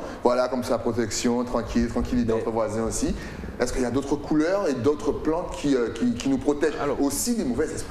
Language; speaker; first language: French; native; French